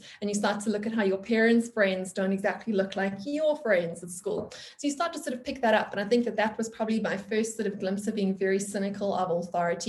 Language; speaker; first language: English; native; English